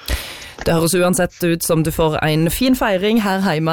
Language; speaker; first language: Norwegian; native; Norwegian